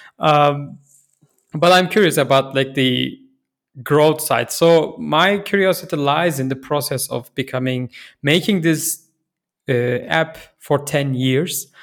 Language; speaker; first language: English; non-native, fluent; Turkish